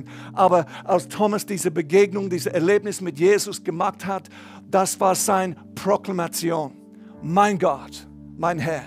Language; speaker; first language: German; non-native, fluent; English